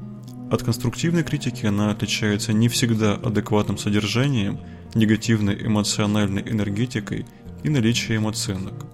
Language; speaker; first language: Russian; native; Russian